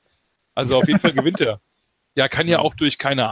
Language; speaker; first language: German; native; German